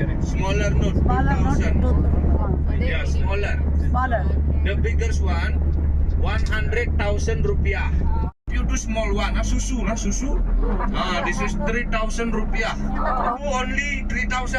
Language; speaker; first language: English; non-native, learner; Balinese